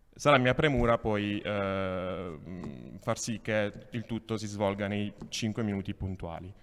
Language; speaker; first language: Italian; native; Italian